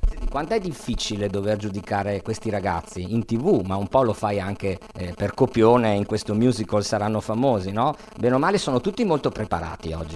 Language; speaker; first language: Italian; native; Italian